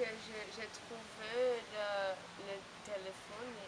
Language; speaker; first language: French; non-native, learner; Portuguese